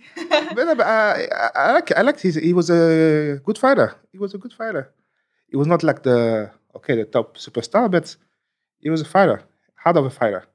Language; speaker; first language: English; non-native, fluent; French